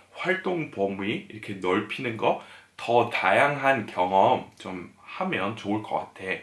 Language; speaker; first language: Korean; non-native, fluent; English